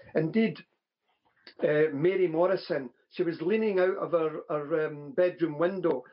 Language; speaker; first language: English; native; English